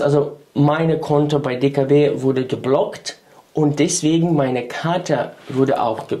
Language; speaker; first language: German; non-native, fluent; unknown